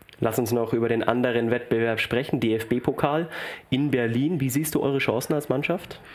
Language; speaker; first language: German; native; German